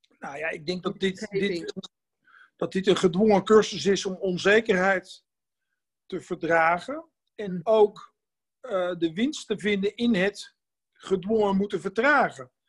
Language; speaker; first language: Dutch; native; Dutch